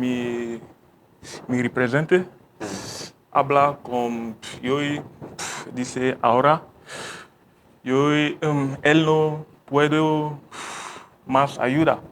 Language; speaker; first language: Spanish; non-native, learner; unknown